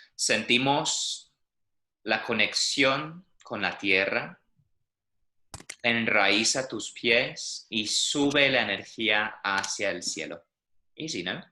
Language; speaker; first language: Spanish; non-native, fluent; English